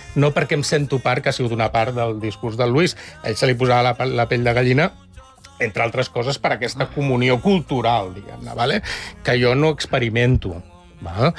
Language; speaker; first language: Catalan; native; Catalan